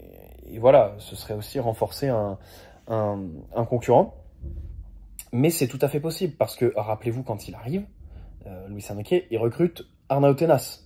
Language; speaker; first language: French; native; French